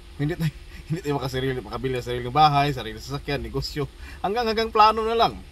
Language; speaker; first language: Filipino; non-native, local second language; Cebuano